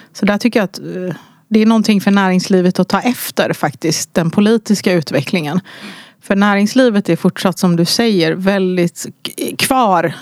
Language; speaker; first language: Swedish; early bilingual, other home language; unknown